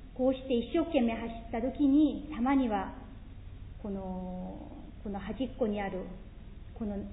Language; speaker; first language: Japanese; non-native, fluent; Korean